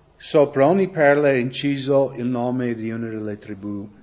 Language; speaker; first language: Italian; non-native, fluent; English